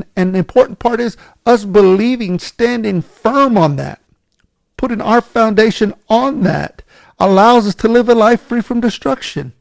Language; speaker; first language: English; native; English